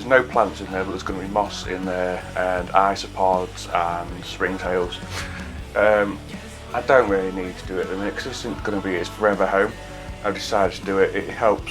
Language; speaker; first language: English; native; English